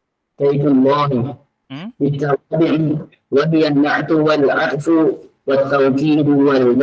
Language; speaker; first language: Arabic; non-native, learner; Indonesian